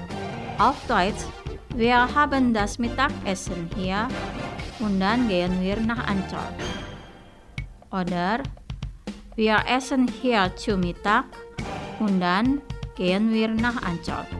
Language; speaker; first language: German; non-native, fluent; Indonesian